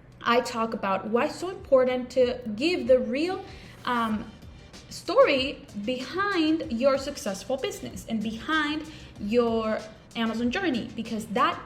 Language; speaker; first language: English; non-native, local second language; Spanish